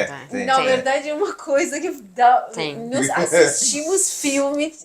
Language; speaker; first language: Portuguese; non-native, learner; Persian